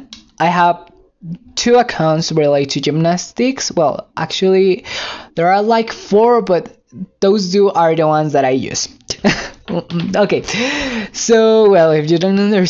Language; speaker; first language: English; non-native, fluent; Spanish